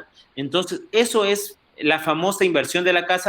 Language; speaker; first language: Spanish; native; Spanish